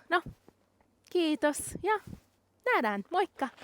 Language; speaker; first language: Finnish; non-native, learner; English